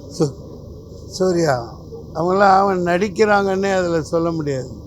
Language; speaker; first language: Tamil; native; Tamil